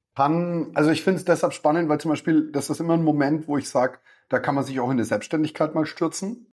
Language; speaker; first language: German; native; German